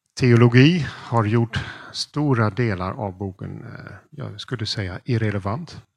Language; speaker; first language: Swedish; non-native, fluent; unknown